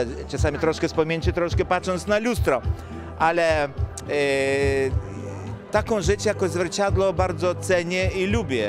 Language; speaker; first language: Polish; non-native, fluent; Lithuanian